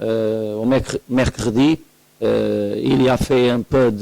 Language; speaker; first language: French; non-native, learner; Portuguese